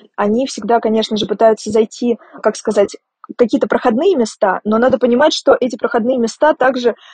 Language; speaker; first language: Russian; native; Russian